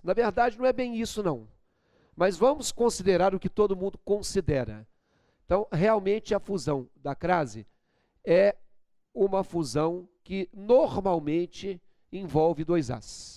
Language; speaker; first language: Portuguese; native; Portuguese